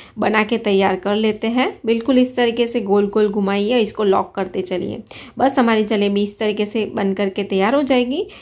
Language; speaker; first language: Hindi; non-native, local second language; Gujarati